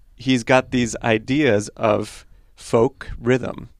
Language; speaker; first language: English; early bilingual, other home language; Polish